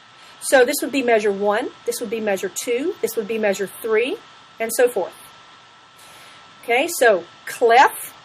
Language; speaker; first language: English; native; English